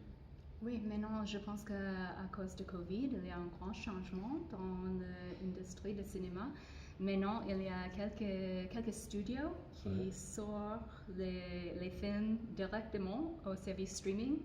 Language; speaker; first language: French; non-native, fluent; English